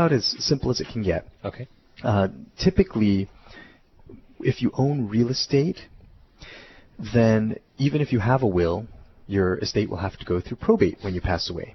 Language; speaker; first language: English; native; English